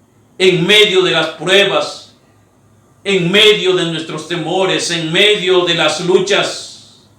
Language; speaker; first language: Spanish; native; Spanish